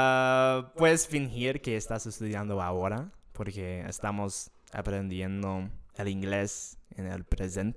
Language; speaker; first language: Spanish; non-native, fluent; English